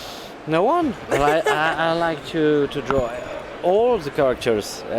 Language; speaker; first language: English; non-native, fluent; French